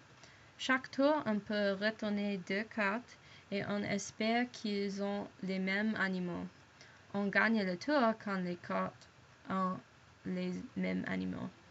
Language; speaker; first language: French; non-native, learner; English